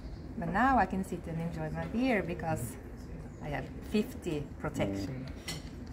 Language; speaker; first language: English; non-native, fluent; Norwegian